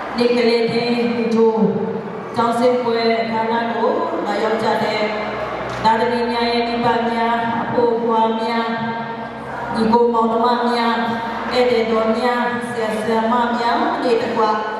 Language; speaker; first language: Burmese; non-native, local second language; Lahu